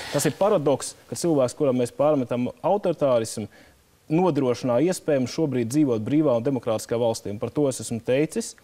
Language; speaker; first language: Latvian; native; Latvian